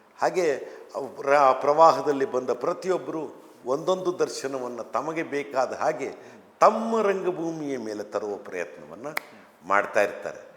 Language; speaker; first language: Kannada; native; Kannada